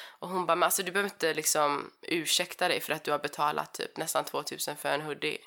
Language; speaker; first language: Swedish; early bilingual, heritage; Swedish